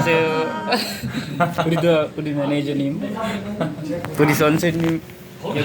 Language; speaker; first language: Korean; non-native, learner; Sinhala